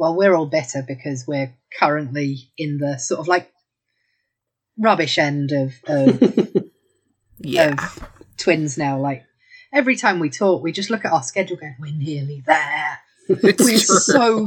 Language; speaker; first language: English; native; English